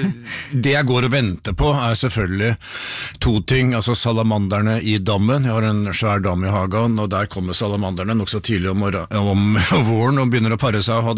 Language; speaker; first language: Norwegian; native; Norwegian